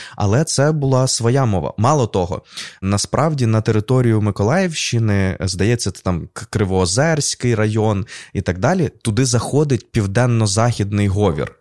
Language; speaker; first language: Ukrainian; non-native, local second language; Russian